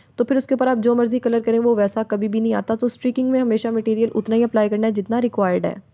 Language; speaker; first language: Urdu; native; Urdu